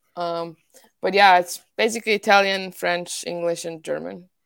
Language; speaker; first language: English; non-native, fluent; Swiss German